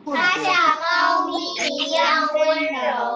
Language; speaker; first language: Chinese; early bilingual, heritage; Chinese